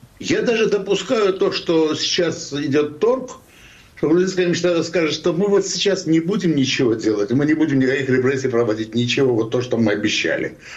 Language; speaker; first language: Russian; non-native, local second language; Georgian